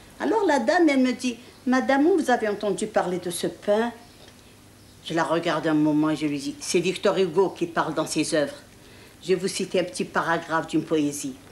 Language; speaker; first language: French; non-native, local second language; Arabic